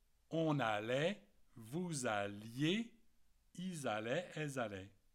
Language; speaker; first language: French; native; French